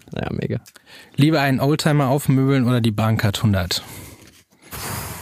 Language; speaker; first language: German; native; German